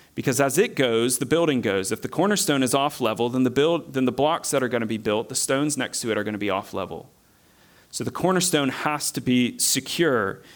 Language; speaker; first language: English; native; English